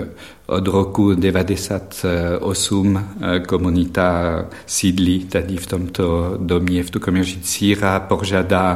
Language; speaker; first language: Czech; non-native, fluent; French